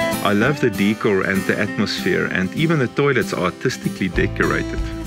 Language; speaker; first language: English; non-native, local second language; Afrikaans